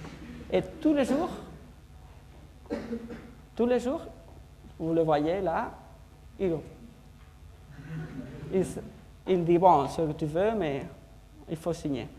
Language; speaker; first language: French; non-native, fluent; Spanish